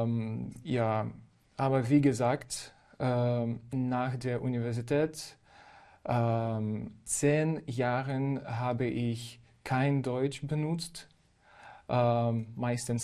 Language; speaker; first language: German; non-native, fluent; Ukrainian